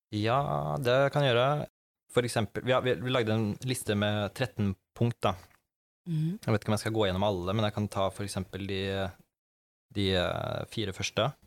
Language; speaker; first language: Norwegian; native; Norwegian